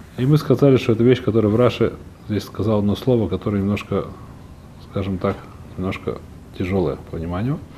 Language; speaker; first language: Russian; early bilingual, heritage; Russian